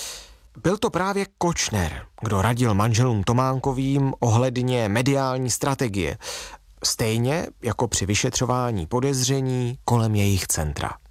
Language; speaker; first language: Czech; native; Czech